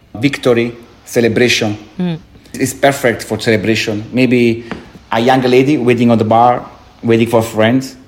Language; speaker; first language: English; non-native, fluent; Italian